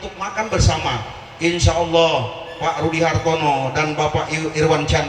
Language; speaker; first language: Malay; native; Malay